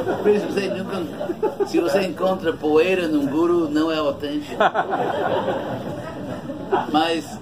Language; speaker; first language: Portuguese; non-native, fluent; English